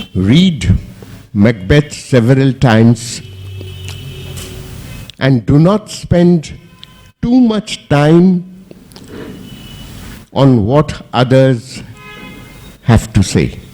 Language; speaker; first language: English; non-native, local second language; Bangla